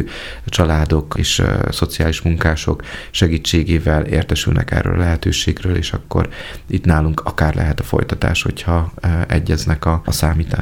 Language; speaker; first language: Hungarian; native; Hungarian